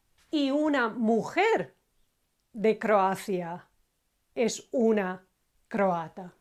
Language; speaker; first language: Spanish; non-native, fluent; Croatian